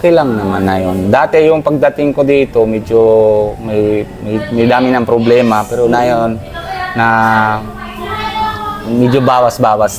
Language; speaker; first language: Filipino; non-native, learner; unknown